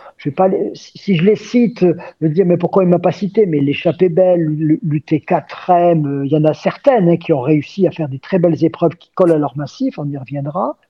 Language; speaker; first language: French; native; French